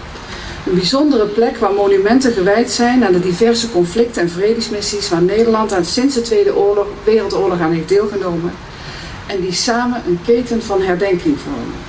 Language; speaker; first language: Dutch; native; Dutch